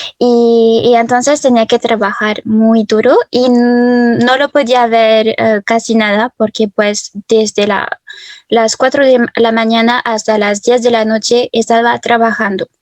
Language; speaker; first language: Spanish; early bilingual, heritage; Spanish